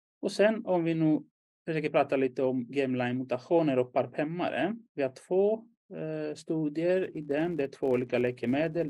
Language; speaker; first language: Swedish; non-native, fluent; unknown